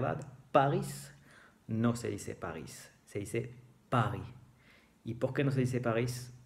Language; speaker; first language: Spanish; non-native, fluent; French